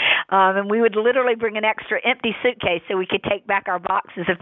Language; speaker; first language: English; native; English